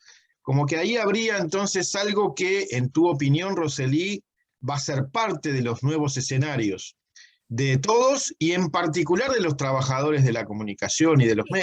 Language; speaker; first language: Spanish; native; Spanish